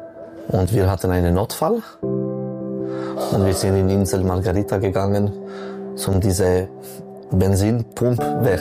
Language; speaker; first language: German; non-native, local second language; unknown